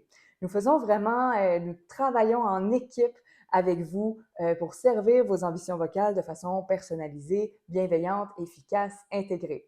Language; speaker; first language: French; native; French